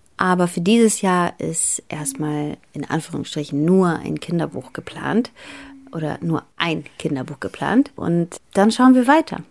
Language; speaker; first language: German; early bilingual, other home language; Greek